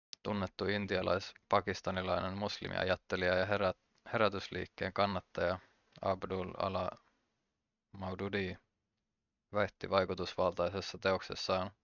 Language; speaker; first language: Finnish; native; Finnish